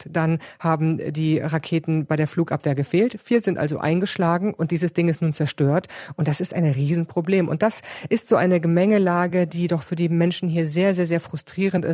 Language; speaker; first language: German; native; German